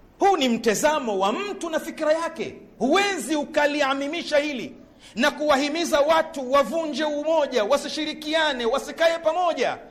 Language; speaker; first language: Swahili; native; Swahili